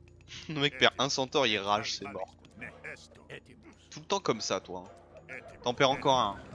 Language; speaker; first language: French; native; French